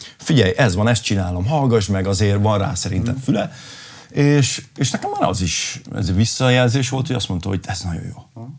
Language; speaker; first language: Hungarian; native; Hungarian